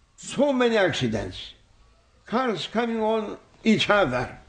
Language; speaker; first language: English; non-native, learner; Turkish